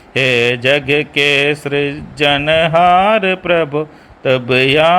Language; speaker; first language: Hindi; non-native, local second language; Malayalam